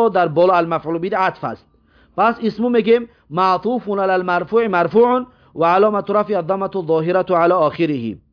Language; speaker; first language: Persian; native; Persian